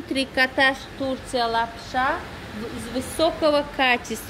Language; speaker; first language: Russian; non-native, local second language; Tajik